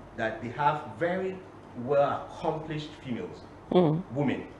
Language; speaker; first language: English; non-native, local second language; Yoruba